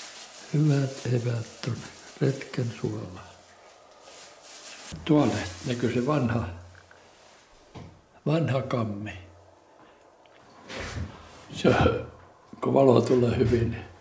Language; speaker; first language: Finnish; native; Finnish